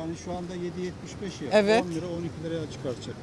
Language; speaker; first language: Turkish; native; Turkish